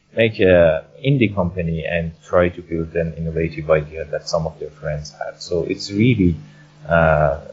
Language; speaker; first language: English; non-native, fluent; Persian